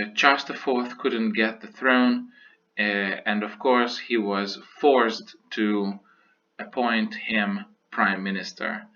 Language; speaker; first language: English; non-native, fluent; Hungarian